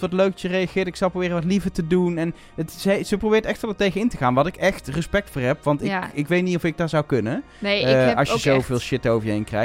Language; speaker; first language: Dutch; native; Dutch